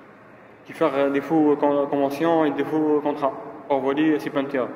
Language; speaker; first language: French; non-native, learner; Arabic